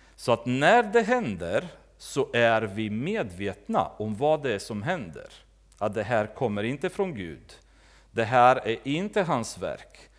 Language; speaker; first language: Swedish; native; Swedish